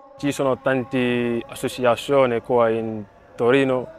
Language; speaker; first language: Italian; non-native, learner; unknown